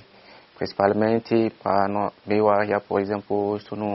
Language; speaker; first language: Portuguese; non-native, fluent; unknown